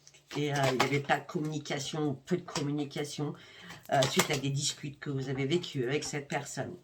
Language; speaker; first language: French; native; French